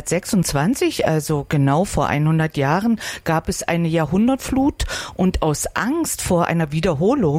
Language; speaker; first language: German; native; German